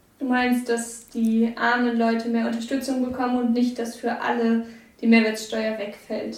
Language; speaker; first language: German; native; German